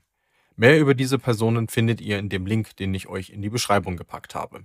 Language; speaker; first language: German; native; German